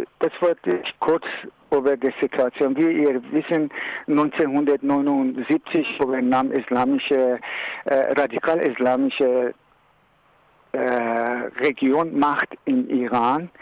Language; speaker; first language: German; non-native, learner; Persian